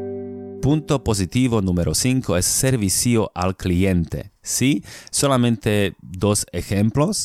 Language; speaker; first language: Spanish; non-native, fluent; Slovak